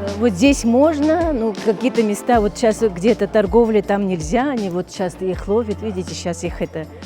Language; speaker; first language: Russian; non-native, local second language; Abkhazian